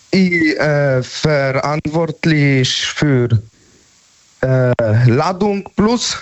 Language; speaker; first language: German; non-native, learner; Polish